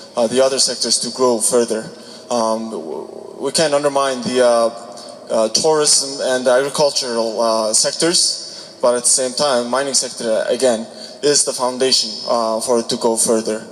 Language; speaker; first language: English; non-native, fluent; Mongolian